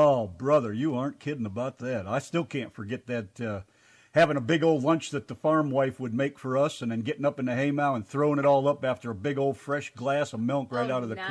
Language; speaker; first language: English; native; English